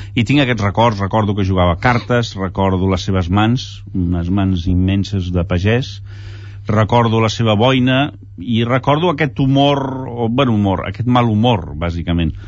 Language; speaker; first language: Catalan; early bilingual, heritage; Catalan